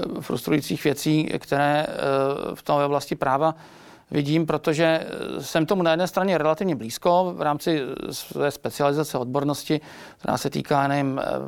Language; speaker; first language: Czech; native; Czech